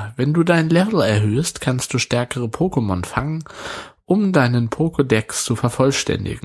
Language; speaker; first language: German; native; German